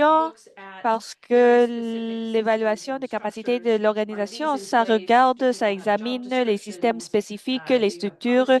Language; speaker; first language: French; non-native, fluent; English